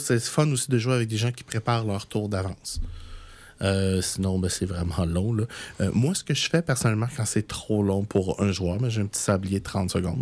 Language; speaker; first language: French; native; French